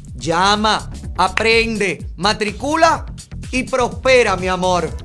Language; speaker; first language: Spanish; native; Spanish